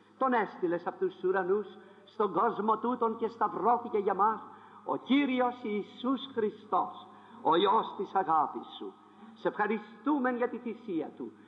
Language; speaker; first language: Greek; non-native, fluent; French